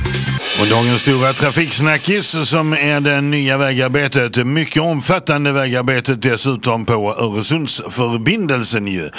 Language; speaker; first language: Swedish; native; Swedish